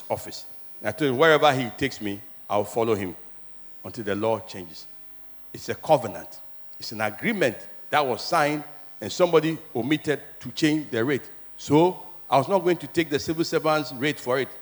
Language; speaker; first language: English; non-native, local second language; Ewe